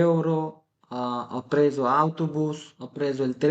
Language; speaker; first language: Italian; non-native, fluent; Bangla